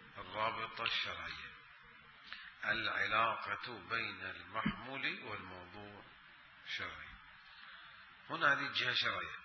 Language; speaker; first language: Arabic; native; Arabic